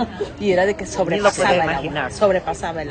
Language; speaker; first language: Spanish; native; Spanish